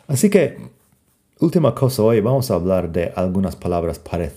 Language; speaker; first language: Spanish; non-native, fluent; English